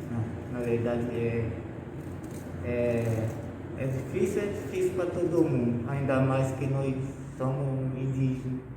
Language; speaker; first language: Portuguese; non-native, local second language; Guarani